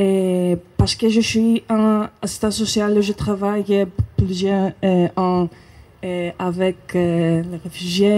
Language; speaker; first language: French; non-native, learner; Greek